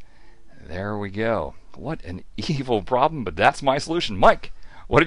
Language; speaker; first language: English; native; English